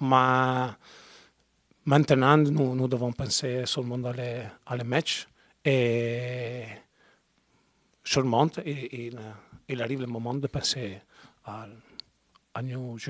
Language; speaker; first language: French; non-native, learner; Spanish